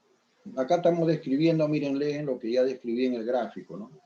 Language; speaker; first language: Spanish; native; Spanish